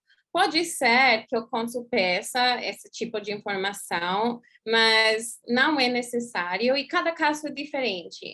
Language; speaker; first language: Portuguese; non-native, fluent; English